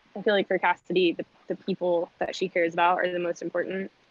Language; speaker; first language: English; native; English